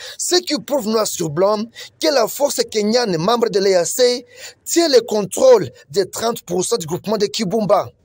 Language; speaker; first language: French; non-native, local second language; Swahili